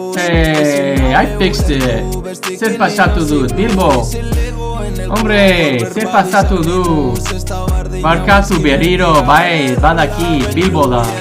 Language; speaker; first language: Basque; non-native, learner; English